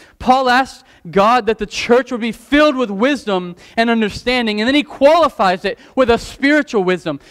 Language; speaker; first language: English; native; English